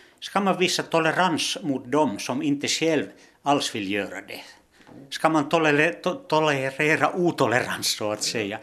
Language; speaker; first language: Swedish; non-native, local second language; Finnish